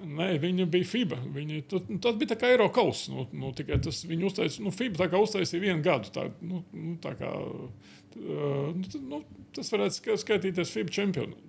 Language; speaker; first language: Latvian; native; Latvian